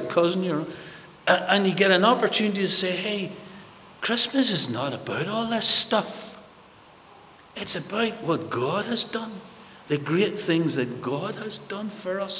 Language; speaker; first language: English; native; English